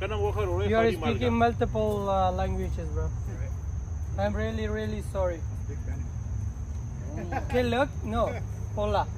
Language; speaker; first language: English; non-native, fluent; Persian